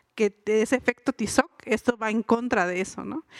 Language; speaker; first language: Spanish; non-native, local second language; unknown